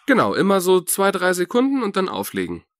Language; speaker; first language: German; native; German